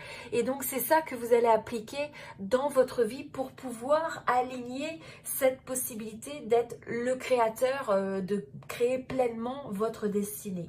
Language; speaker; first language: French; native; French